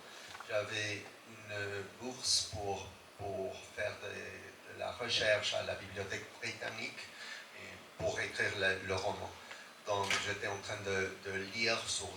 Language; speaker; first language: French; non-native, fluent; Spanish